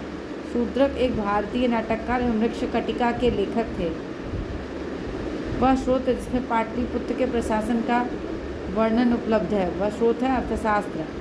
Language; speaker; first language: Hindi; native; Hindi